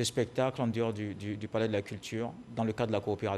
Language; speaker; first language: French; native; French